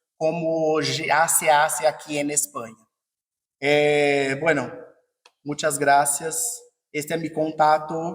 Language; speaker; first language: Spanish; non-native, fluent; Portuguese